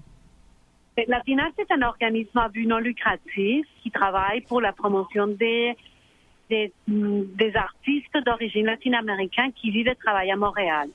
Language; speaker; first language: French; non-native, fluent; Spanish